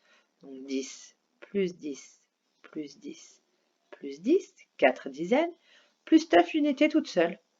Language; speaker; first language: French; native; French